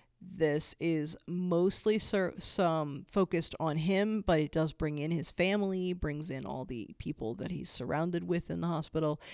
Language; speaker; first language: English; native; English